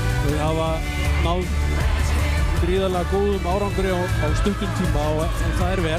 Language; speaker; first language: Icelandic; native; Icelandic